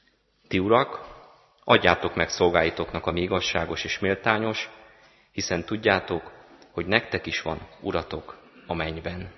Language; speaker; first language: Hungarian; native; Hungarian